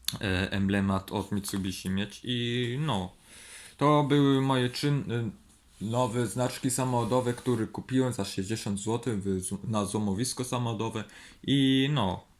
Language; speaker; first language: Polish; early bilingual, heritage; Polish